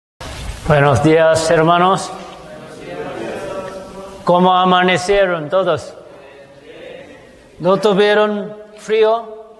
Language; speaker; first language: Spanish; non-native, fluent; Korean